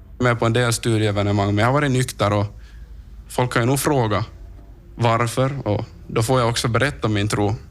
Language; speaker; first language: Swedish; native; Swedish